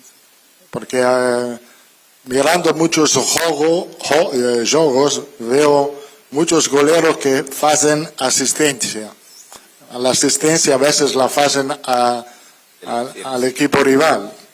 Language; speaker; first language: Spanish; non-native, fluent; Italian